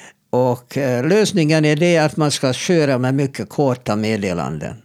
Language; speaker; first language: Swedish; non-native, fluent; Hebrew